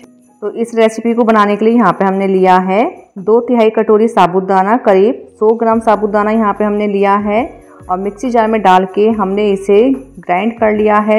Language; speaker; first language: Hindi; native; Hindi